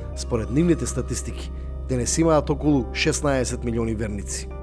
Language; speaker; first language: Macedonian; native; Macedonian